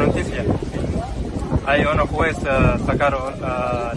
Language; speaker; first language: Spanish; non-native, learner; Arabic